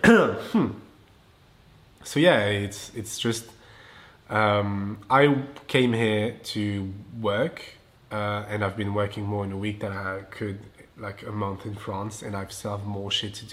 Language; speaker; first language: English; non-native, fluent; French